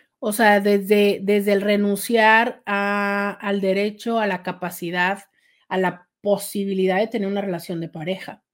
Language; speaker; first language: Spanish; native; Spanish